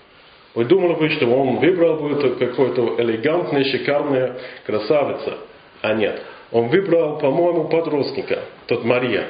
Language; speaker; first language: Russian; non-native, fluent; English